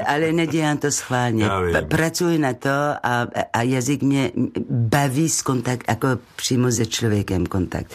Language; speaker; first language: Czech; non-native, fluent; French